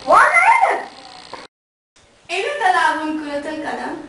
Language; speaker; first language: Arabic; non-native, learner; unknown